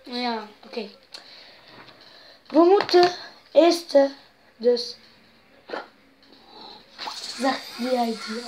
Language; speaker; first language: Dutch; non-native, local second language; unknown